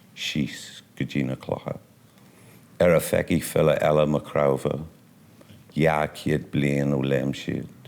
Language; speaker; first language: Irish; non-native, local second language; English